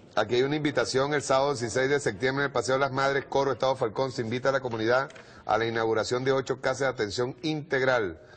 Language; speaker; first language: Spanish; native; Spanish